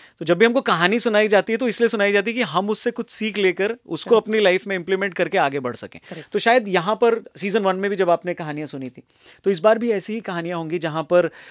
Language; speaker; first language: Hindi; native; Hindi